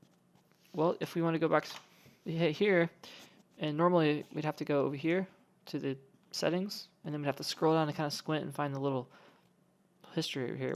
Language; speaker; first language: English; native; English